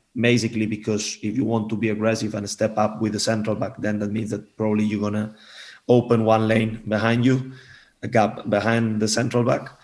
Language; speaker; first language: English; non-native, fluent; Spanish